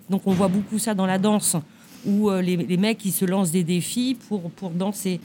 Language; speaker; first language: French; native; French